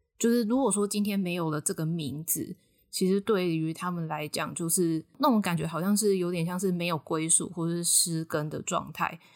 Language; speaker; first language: Chinese; native; Chinese